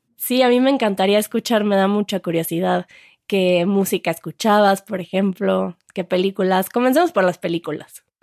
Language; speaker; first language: Spanish; native; Spanish